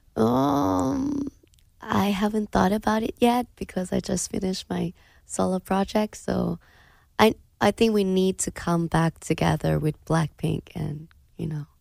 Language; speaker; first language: English; non-native, fluent; Thai